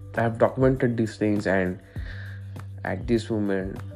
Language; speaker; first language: English; non-native, local second language; Marathi